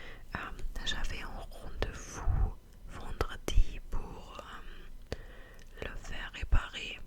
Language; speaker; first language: French; non-native, fluent; German